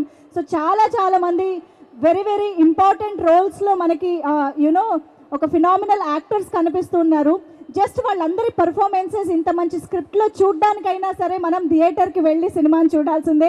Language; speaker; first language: Telugu; native; Telugu